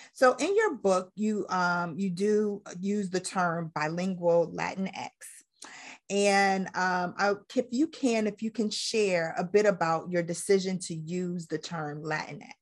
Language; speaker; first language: English; native; English